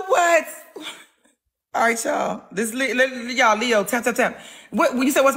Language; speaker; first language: English; native; English